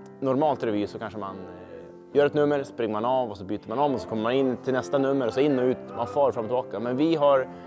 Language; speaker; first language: Swedish; native; Swedish